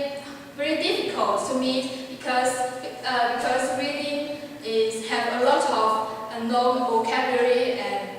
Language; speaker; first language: English; non-native, learner; Chinese